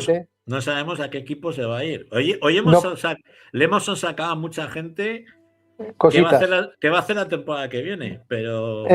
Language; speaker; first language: Spanish; native; Spanish